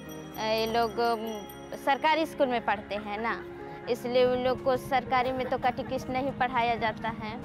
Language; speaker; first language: Hindi; non-native, local second language; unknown